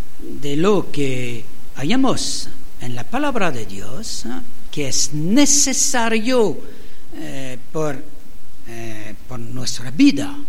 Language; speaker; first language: Spanish; non-native, learner; German